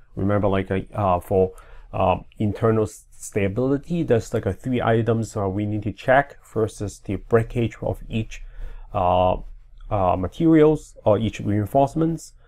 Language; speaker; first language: English; non-native, fluent; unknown